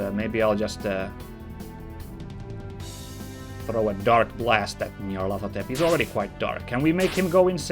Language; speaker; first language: English; native; English